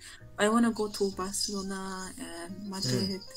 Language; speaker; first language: English; non-native, fluent; German